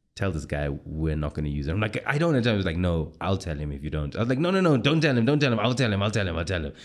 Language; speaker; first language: English; native; English